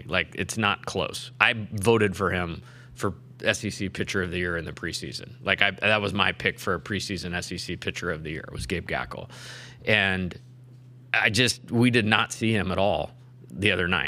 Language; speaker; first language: English; native; English